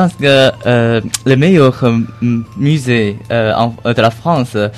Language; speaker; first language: French; non-native, learner; Chinese